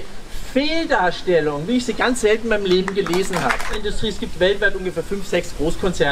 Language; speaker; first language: German; native; German